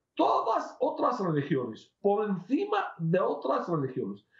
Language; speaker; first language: Spanish; non-native, fluent; Arabic